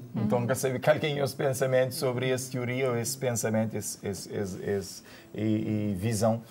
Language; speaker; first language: Portuguese; non-native, local second language; Kabuverdianu